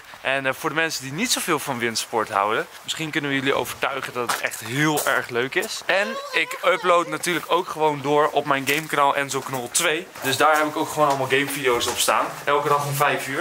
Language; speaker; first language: Dutch; native; Dutch